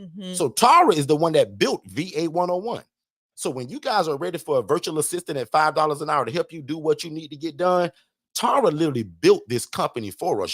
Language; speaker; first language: English; native; English